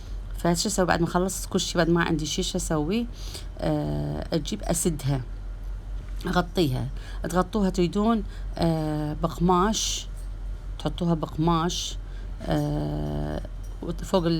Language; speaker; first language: Arabic; native; Arabic